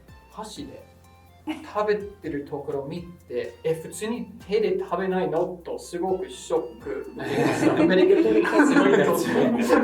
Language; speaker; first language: Japanese; non-native, fluent; English